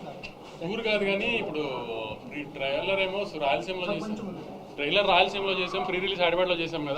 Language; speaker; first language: Telugu; native; Telugu